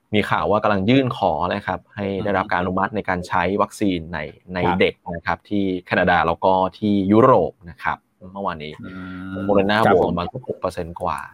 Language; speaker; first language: Thai; non-native, local second language; Chinese